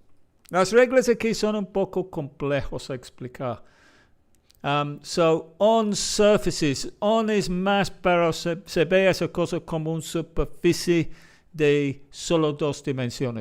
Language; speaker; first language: Spanish; non-native, fluent; English